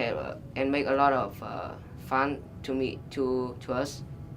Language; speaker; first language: English; non-native, learner; Vietnamese